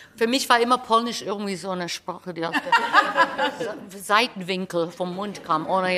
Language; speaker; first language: German; non-native, fluent; English